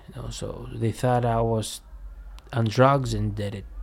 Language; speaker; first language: English; non-native, fluent; Greek